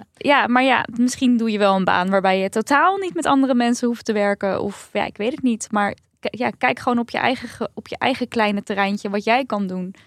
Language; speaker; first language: Dutch; native; Dutch